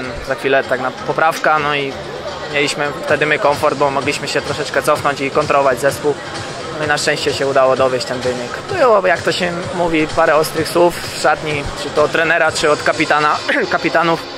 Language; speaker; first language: Polish; native; Polish